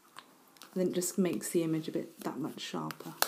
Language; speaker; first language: English; native; English